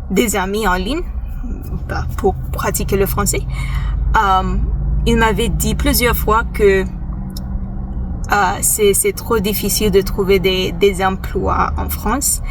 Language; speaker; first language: French; non-native, fluent; English